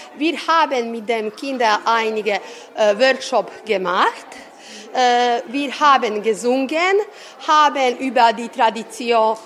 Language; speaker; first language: German; non-native, learner; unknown